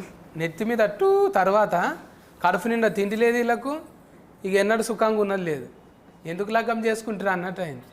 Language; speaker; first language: Telugu; native; Telugu